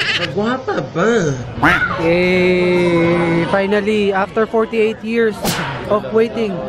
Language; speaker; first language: Filipino; non-native, local second language; Cebuano